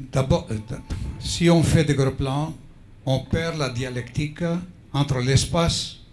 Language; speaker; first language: French; non-native, fluent; Greek